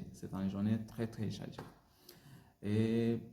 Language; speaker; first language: French; non-native, learner; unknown